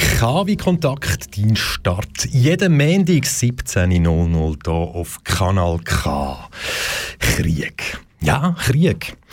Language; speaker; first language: German; early bilingual, other home language; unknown